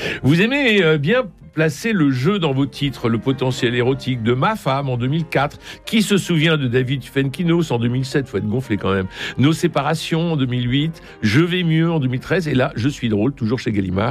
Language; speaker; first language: French; native; French